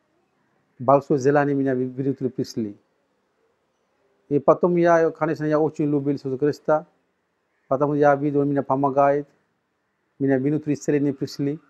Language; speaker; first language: Russian; non-native, learner; Sinhala